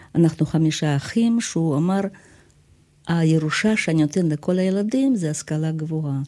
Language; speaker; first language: Hebrew; non-native, fluent; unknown